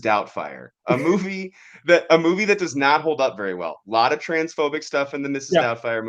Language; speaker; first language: English; native; English